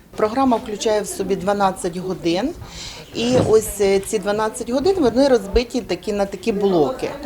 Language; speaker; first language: Ukrainian; native; Ukrainian